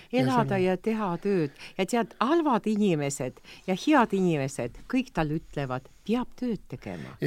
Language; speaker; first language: Estonian; non-native, local second language; Russian